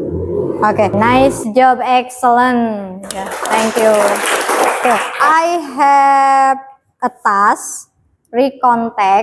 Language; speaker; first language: English; non-native, learner; Indonesian